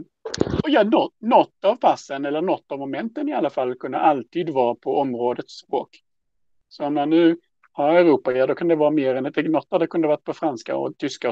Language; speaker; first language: Swedish; native; Swedish